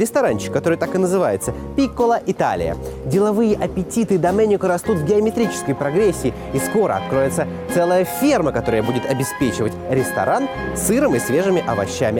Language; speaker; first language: Russian; native; Russian